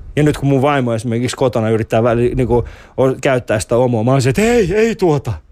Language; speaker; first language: Finnish; early bilingual, other home language; Persian